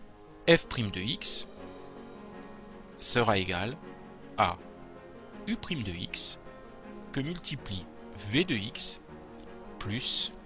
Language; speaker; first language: French; native; French